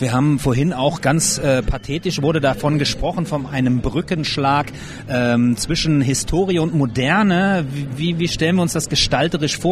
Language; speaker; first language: German; native; German